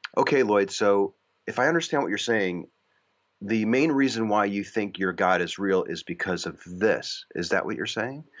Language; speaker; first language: English; native; English